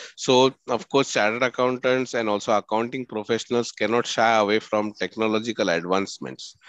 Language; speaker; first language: English; non-native, local second language; Marathi